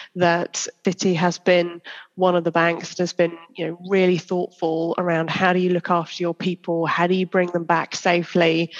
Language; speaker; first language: English; native; English